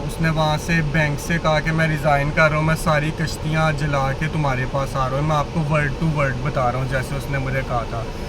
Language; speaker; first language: Urdu; non-native, local second language; Punjabi